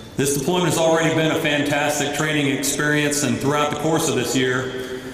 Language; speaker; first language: English; native; English